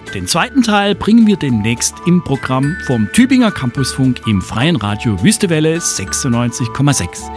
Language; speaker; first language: German; native; German